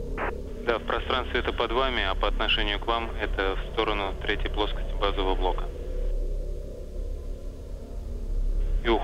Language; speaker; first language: Russian; native; Russian